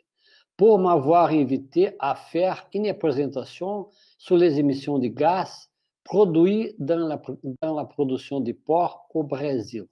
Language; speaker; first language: French; non-native, fluent; Portuguese